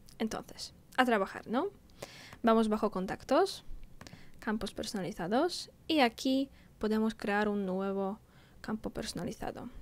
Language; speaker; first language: Spanish; non-native, fluent; Polish